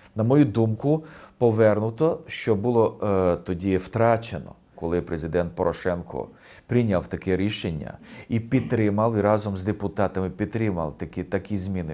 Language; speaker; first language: Ukrainian; non-native, local second language; Hungarian